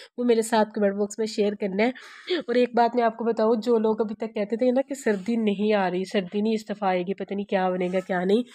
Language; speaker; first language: Urdu; non-native, local second language; Punjabi